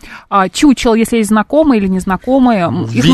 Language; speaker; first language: Russian; native; Russian